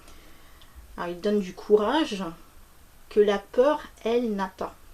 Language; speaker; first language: French; native; French